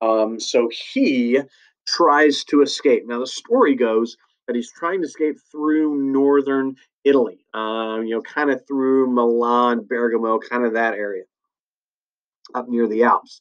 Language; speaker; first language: English; native; English